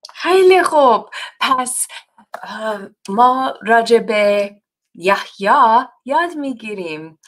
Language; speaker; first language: Persian; non-native, fluent; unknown